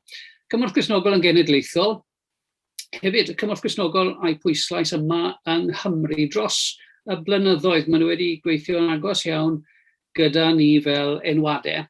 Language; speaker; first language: Welsh; native; Welsh